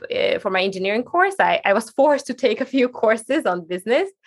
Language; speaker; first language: English; non-native, fluent; Hungarian